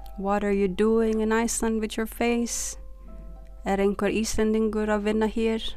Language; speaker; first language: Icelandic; early bilingual, other home language; Filipino